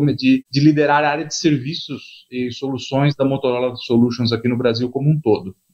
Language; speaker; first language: Portuguese; native; Portuguese